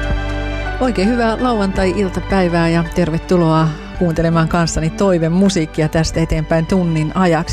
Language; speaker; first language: Finnish; native; Finnish